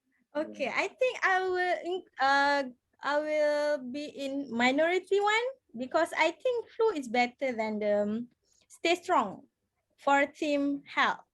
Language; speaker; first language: English; non-native, fluent; Malay